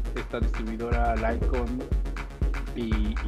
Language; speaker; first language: Spanish; native; Spanish